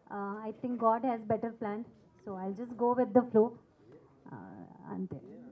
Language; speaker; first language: Telugu; non-native, fluent; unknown